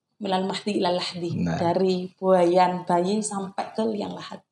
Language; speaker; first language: Indonesian; non-native, local second language; Javanese